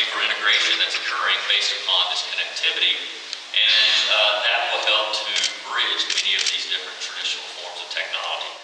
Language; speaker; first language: English; native; English